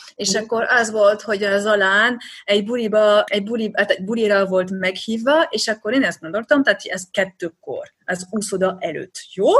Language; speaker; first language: Hungarian; non-native, fluent; French